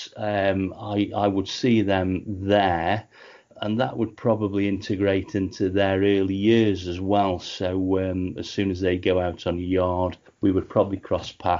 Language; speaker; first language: English; native; English